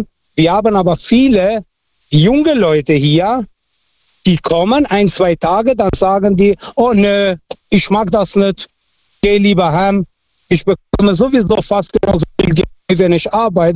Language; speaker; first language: German; non-native, fluent; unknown